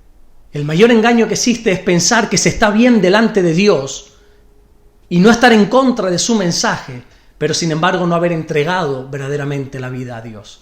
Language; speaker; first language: Spanish; native; Spanish